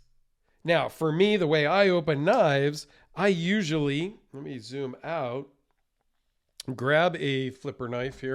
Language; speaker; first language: English; native; English